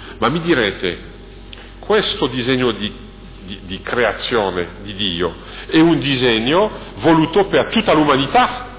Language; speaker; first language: Italian; non-native, fluent; French